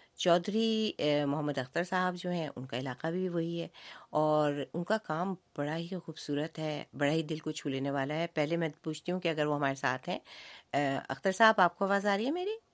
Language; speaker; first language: Urdu; native; Urdu